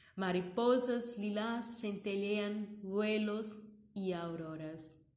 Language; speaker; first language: Spanish; non-native, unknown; Portuguese